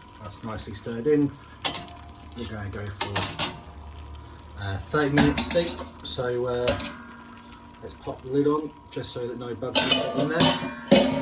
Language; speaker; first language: English; native; English